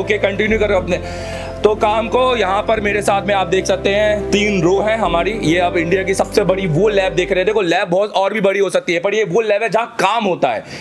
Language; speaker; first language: Hindi; native; Hindi